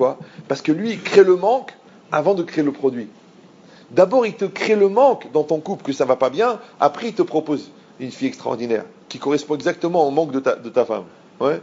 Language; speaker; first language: French; native; French